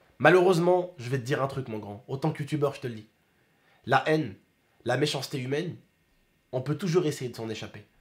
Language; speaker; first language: French; early bilingual, other home language; Arabic